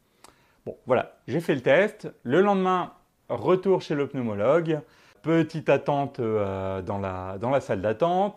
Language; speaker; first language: French; native; French